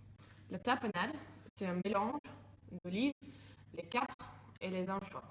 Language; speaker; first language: French; non-native, learner; Dutch